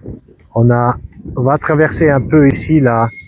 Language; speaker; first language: French; non-native, fluent; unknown